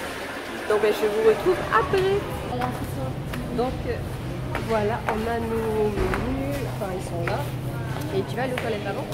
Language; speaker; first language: French; native; French